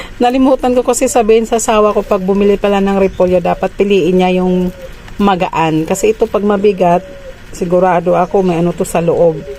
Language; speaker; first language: Filipino; non-native, local second language; Cebuano